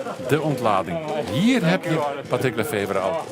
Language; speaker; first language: Dutch; native; Dutch